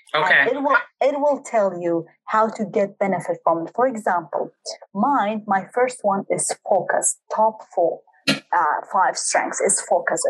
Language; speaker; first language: English; non-native, fluent; Kurdish